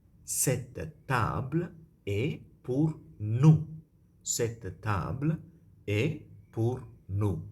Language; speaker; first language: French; non-native, fluent; Telugu